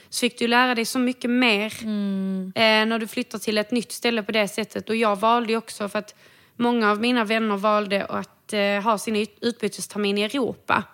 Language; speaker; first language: Swedish; native; Swedish